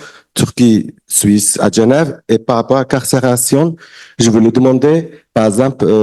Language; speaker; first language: French; non-native, learner; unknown